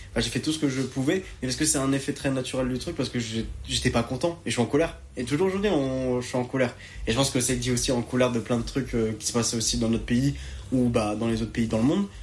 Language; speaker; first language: French; native; French